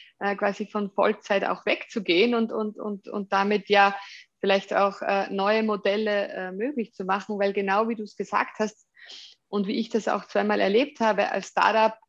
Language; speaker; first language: German; native; German